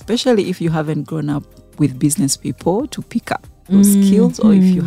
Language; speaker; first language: English; non-native, local second language; Ganda